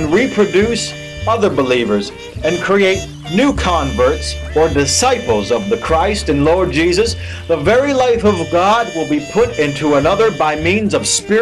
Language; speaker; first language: English; native; English